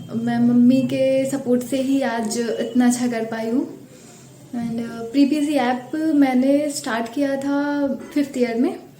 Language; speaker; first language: Hindi; native; Hindi